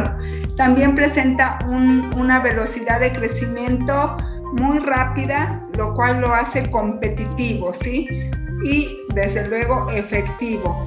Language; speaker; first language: Spanish; native; Spanish